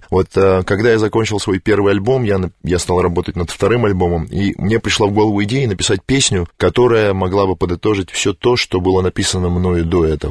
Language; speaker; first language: Russian; native; Russian